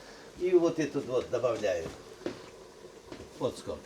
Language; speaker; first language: Russian; non-native, fluent; Uzbek